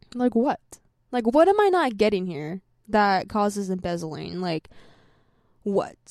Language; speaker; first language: English; native; English